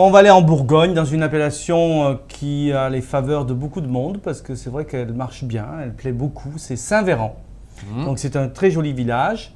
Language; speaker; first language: French; native; French